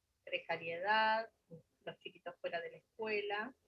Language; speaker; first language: Spanish; native; Spanish